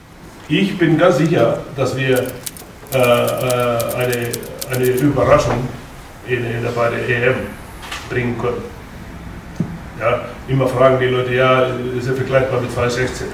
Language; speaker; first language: German; non-native, fluent; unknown